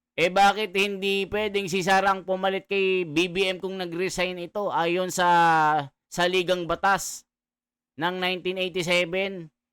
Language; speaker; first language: Filipino; native; Filipino